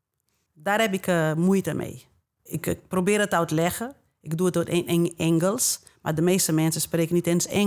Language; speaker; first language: Dutch; non-native, fluent; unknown